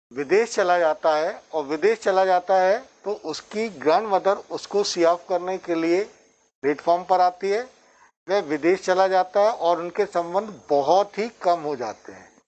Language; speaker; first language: Hindi; native; Hindi